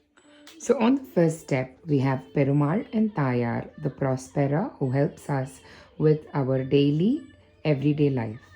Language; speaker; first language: English; non-native, local second language; Tamil